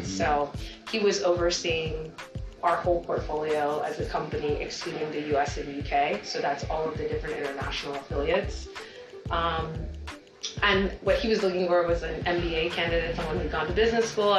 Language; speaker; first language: English; native; English